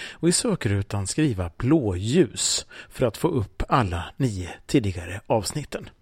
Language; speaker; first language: Swedish; native; Swedish